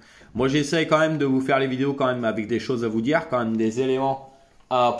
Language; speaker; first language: French; native; French